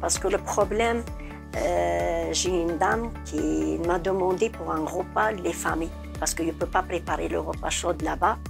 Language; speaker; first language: French; non-native, learner; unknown